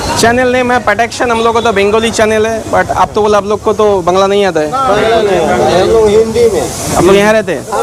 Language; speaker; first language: Hindi; non-native, local second language; Bangla